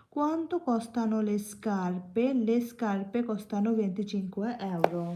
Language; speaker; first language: Italian; non-native, learner; Bangla